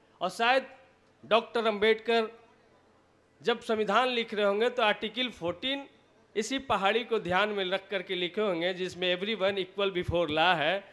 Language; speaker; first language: Hindi; native; Hindi